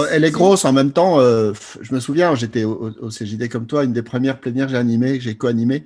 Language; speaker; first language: French; native; French